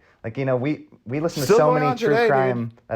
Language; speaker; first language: English; native; English